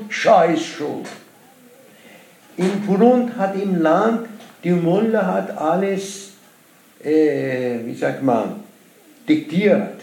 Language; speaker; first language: German; non-native, learner; Persian